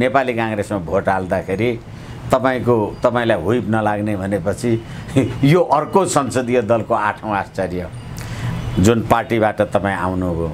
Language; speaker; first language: Nepali; native; Nepali